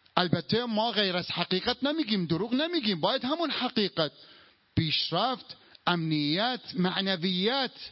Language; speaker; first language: Persian; non-native, fluent; Arabic